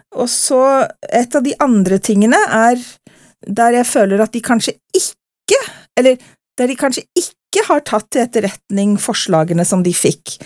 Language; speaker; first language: Norwegian; native; Norwegian